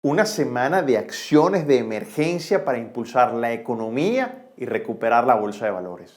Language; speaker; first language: Spanish; native; Spanish